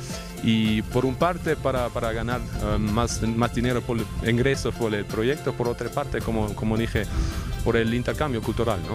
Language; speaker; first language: Spanish; non-native, fluent; German